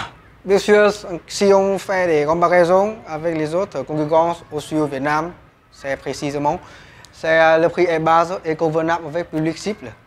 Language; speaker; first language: French; non-native, learner; Vietnamese